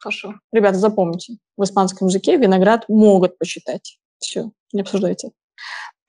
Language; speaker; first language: Russian; native; Russian